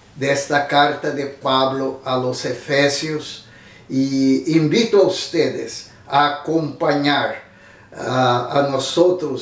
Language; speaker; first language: Spanish; non-native, fluent; Portuguese